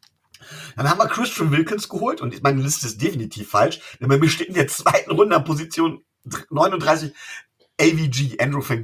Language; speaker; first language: German; native; German